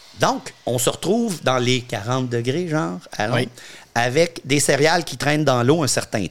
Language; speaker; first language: French; native; French